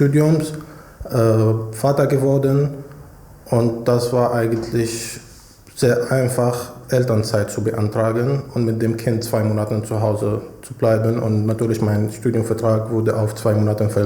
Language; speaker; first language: German; non-native, fluent; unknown